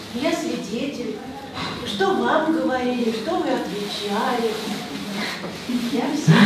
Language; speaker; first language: Russian; native; Russian